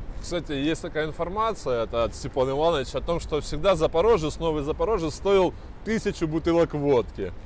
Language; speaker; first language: Russian; native; Russian